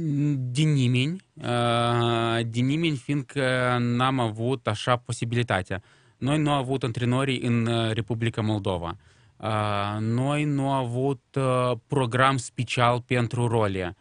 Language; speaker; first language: Romanian; non-native, local second language; Russian